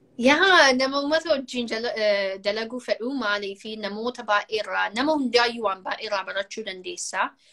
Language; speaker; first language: Oromo; native; Oromo